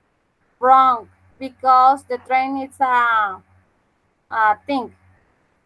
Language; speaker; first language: English; non-native, fluent; Spanish